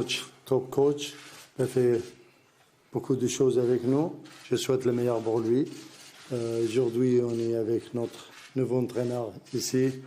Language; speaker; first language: French; non-native, learner; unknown